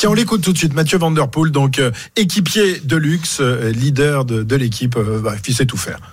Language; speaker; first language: French; native; French